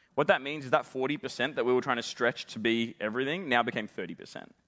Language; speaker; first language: English; native; English